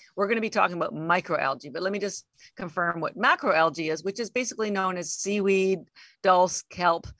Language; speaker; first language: English; native; English